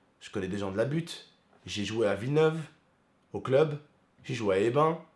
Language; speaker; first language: French; early bilingual, other home language; Arabic